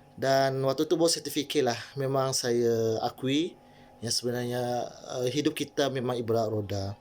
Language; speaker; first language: Malay; native; Malay